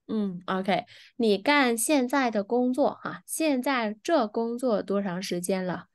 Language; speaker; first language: Chinese; non-native, fluent; Vietnamese